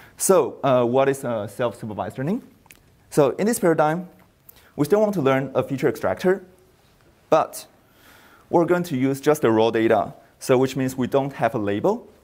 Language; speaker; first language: English; non-native, fluent; Chinese